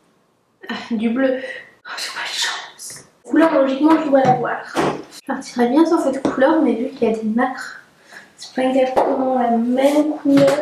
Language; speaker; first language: French; native; French